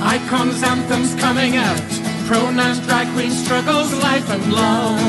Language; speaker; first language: English; native; English